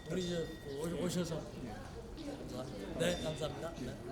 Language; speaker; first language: Korean; native; Korean